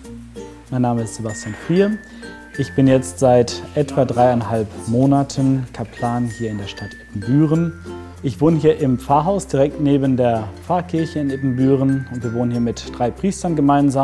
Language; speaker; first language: German; native; German